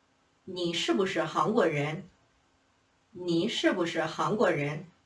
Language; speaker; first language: Chinese; non-native, fluent; Korean